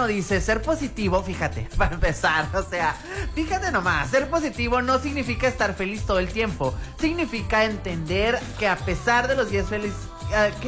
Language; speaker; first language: Spanish; native; Spanish